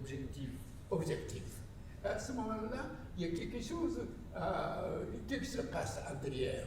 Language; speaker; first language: French; non-native, learner; Japanese